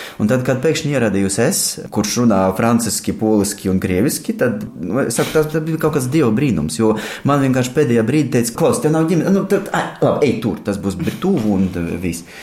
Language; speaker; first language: Latvian; non-native, fluent; Russian